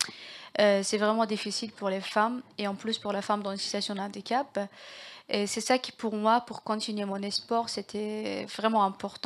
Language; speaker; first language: French; non-native, learner; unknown